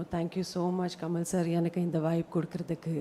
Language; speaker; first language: Tamil; non-native, fluent; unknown